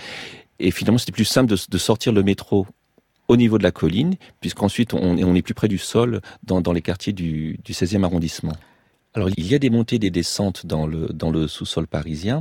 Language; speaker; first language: French; native; French